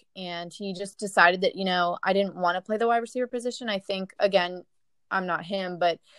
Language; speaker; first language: English; native; English